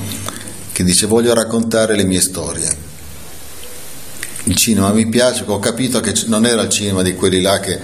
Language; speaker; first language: Italian; native; Italian